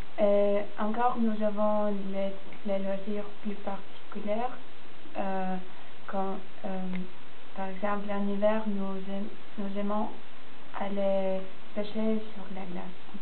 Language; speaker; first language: French; non-native, fluent; Latvian